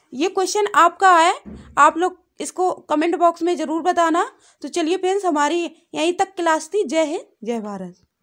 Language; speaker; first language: Hindi; native; Hindi